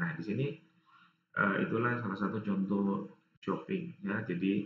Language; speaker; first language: Indonesian; native; Indonesian